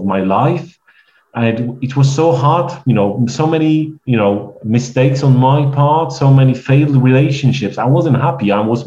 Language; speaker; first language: English; non-native, fluent; Polish